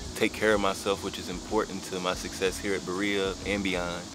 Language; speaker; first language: English; native; English